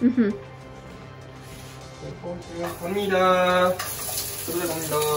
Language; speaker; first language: Korean; non-native, fluent; Japanese